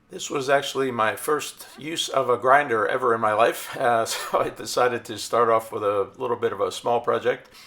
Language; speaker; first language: English; native; English